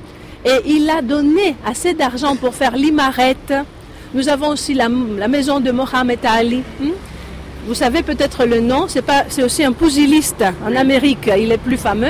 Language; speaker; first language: French; non-native, fluent; Greek